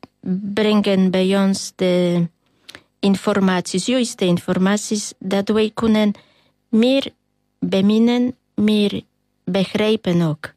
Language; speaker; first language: Dutch; non-native, learner; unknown